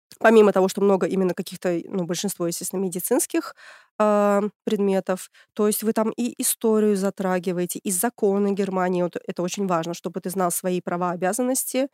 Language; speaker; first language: Russian; native; Russian